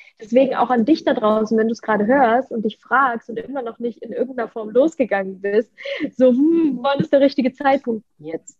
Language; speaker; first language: German; early bilingual, other home language; Russian